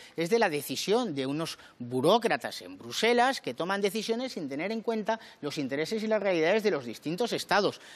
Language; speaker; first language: Spanish; native; Spanish